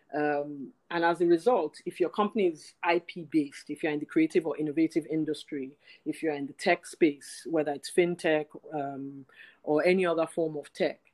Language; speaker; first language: English; non-native, local second language; Yoruba